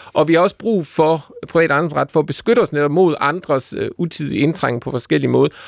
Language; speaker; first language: Danish; native; Danish